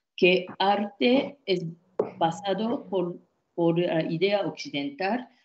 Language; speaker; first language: Spanish; non-native, fluent; Japanese